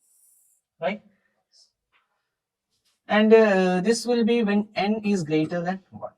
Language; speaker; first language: English; non-native, local second language; Malayalam